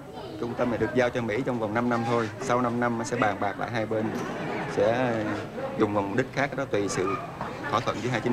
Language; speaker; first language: Vietnamese; native; Vietnamese